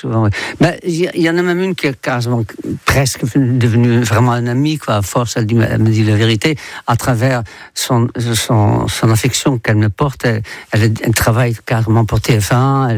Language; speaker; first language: French; non-native, fluent; Dutch